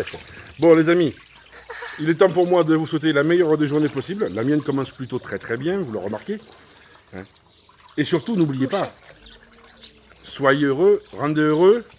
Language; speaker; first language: French; native; French